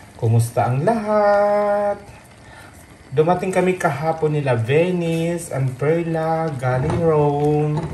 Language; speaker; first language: Filipino; non-native, local second language; Bikol